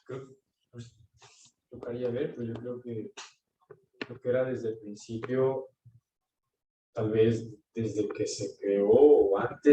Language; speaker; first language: Spanish; native; Spanish